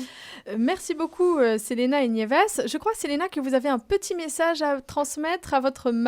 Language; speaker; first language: French; native; French